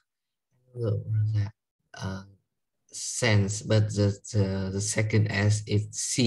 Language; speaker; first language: English; non-native, learner; Vietnamese